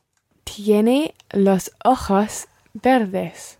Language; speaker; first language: Spanish; non-native, learner; English